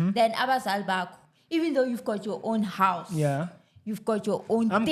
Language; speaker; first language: English; non-native, local second language; Zulu